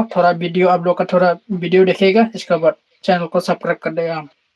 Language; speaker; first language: Hindi; non-native, local second language; Bodo